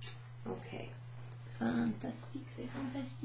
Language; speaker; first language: French; non-native, fluent; English